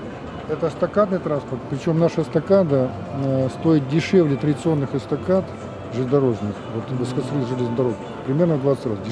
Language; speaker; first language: Russian; native; Russian